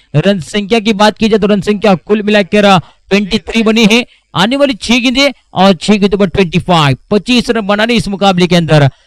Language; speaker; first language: Hindi; non-native, local second language; Marathi